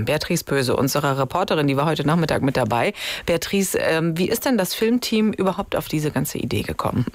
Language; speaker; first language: German; native; German